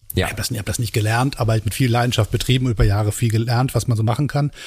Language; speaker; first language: German; native; German